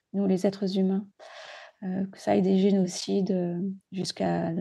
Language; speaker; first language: French; native; French